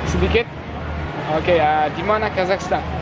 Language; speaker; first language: Indonesian; non-native, learner; Kazakh